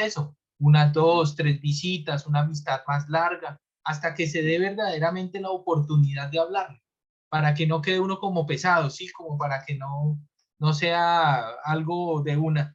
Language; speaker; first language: Spanish; native; Spanish